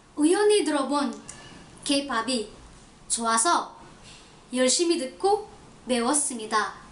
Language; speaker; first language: Korean; non-native, fluent; Indonesian